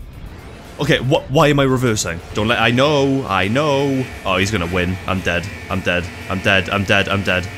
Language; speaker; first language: English; native; English